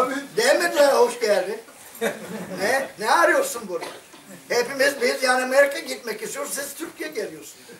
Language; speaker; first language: Turkish; non-native, fluent; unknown